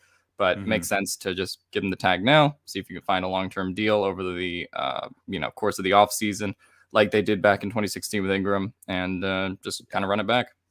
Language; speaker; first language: English; native; English